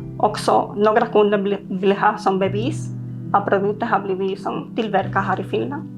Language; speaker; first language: Swedish; non-native, fluent; Spanish